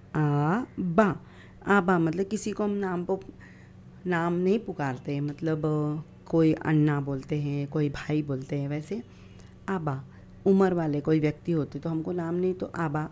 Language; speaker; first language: Hindi; non-native, local second language; Marathi